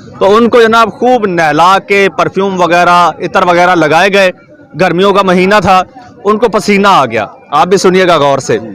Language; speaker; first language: Urdu; native; Urdu